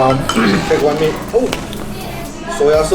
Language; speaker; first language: English; non-native, fluent; Chinese